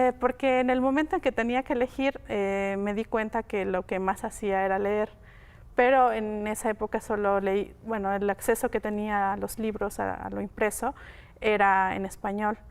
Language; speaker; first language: Spanish; non-native, local second language; Mixtepec Mixtec